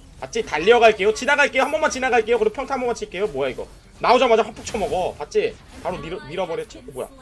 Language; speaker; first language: Korean; native; Korean